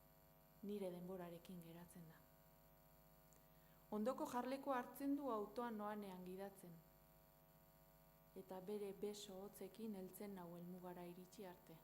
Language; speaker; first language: Basque; native; Basque